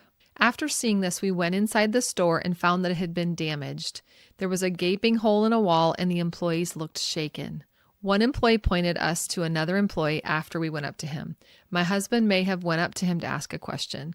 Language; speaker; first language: English; native; English